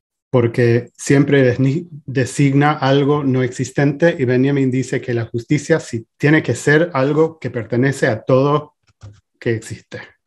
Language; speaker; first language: Spanish; non-native, fluent; English